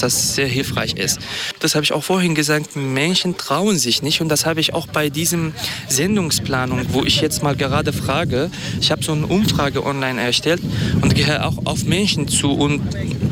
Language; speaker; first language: German; non-native, fluent; Kurdish